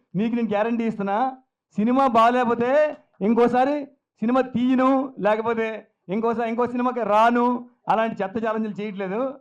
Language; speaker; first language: Telugu; native; Telugu